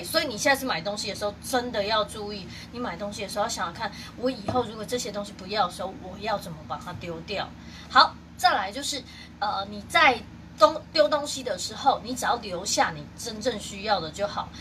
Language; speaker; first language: Chinese; native; Chinese